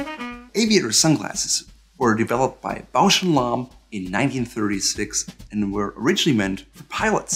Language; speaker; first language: English; non-native, fluent; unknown